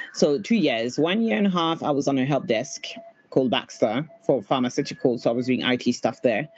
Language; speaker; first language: English; non-native, fluent; French